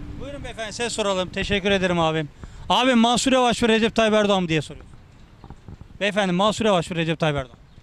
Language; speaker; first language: Turkish; native; Turkish